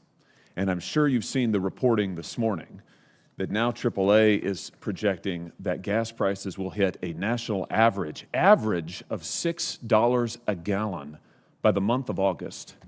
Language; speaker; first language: English; native; English